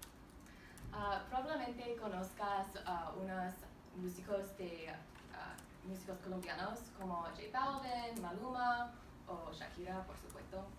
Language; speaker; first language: Spanish; non-native, learner; English